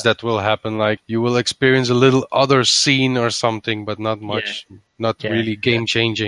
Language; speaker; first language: English; non-native, fluent; Dutch